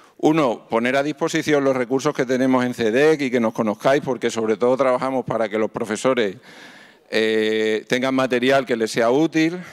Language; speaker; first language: Spanish; native; Spanish